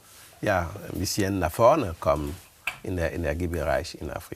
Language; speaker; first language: German; non-native, fluent; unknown